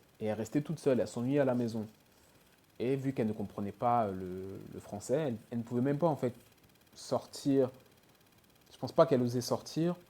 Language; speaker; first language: French; early bilingual, other home language; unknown